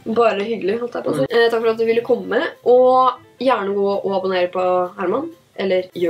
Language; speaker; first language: Norwegian; native; Norwegian